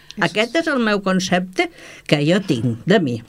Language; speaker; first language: Catalan; native; Catalan